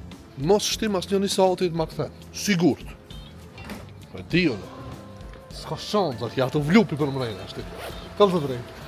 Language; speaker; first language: Albanian; native; Albanian